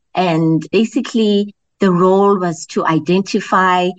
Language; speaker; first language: English; non-native, local second language; Zulu